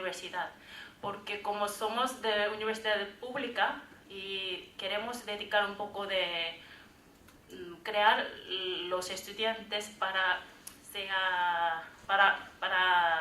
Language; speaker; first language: Spanish; non-native, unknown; Korean